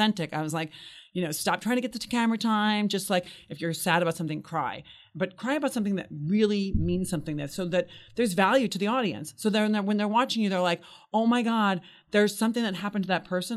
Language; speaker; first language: English; native; English